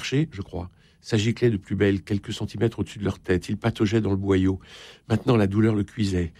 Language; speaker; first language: French; native; French